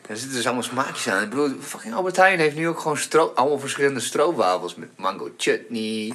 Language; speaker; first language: Dutch; early bilingual, other home language; Bulgarian